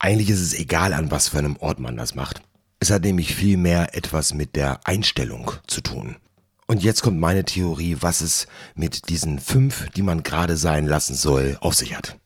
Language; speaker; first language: German; native; German